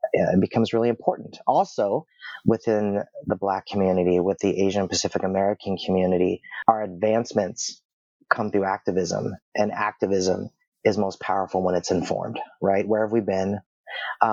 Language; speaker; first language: English; native; English